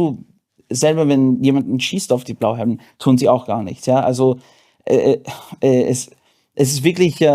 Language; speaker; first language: German; non-native, fluent; English